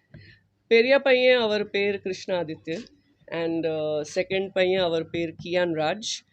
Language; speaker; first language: Tamil; non-native, fluent; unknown